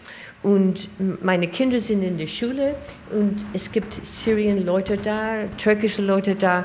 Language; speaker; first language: German; non-native, learner; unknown